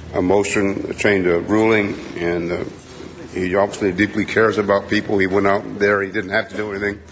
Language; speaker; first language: English; native; English